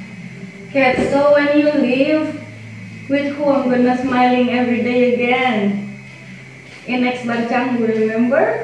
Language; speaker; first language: English; non-native, fluent; Indonesian